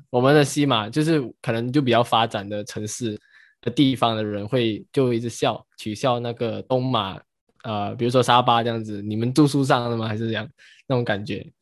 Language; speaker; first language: Chinese; native; Chinese